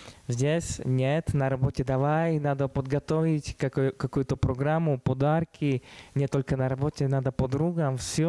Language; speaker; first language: Russian; non-native, fluent; Slovak